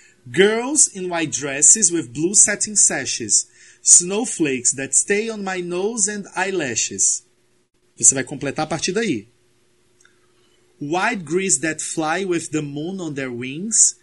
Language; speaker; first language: English; non-native, fluent; Portuguese